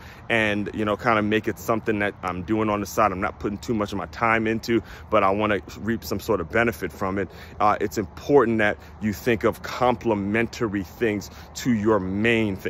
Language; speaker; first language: English; native; English